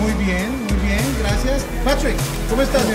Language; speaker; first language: Spanish; native; Spanish